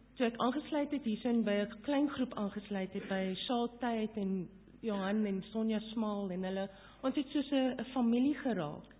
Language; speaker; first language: Afrikaans; non-native, local second language; English